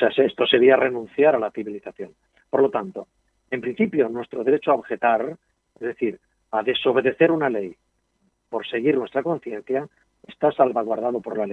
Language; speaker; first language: Spanish; native; Spanish